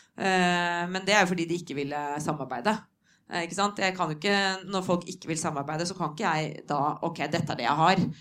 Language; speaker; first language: Norwegian; native; Norwegian